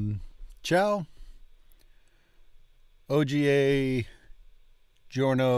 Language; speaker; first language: Italian; non-native, learner; English